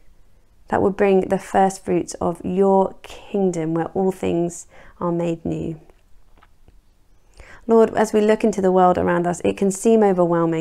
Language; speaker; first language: English; native; English